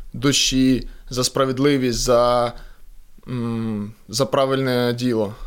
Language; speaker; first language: Ukrainian; non-native, local second language; Russian